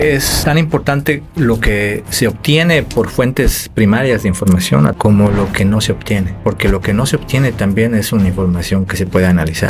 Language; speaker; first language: Spanish; native; Spanish